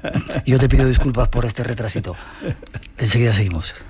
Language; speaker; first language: Spanish; native; Spanish